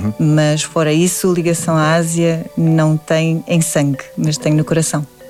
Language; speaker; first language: Portuguese; early bilingual, other home language; Indonesian